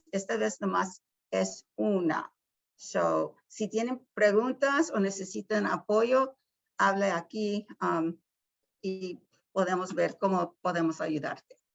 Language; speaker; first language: Spanish; early bilingual, heritage; Spanish